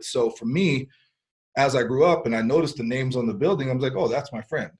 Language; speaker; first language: English; early bilingual, other home language; Spanish